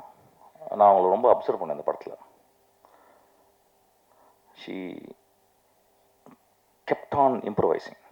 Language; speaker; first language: Tamil; native; Tamil